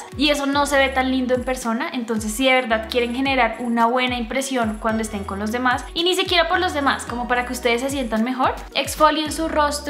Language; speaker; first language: Spanish; native; Spanish